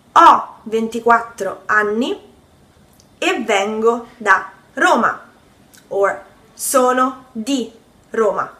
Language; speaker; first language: English; non-native, fluent; Italian